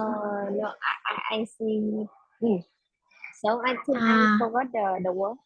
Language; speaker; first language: English; non-native, learner; Vietnamese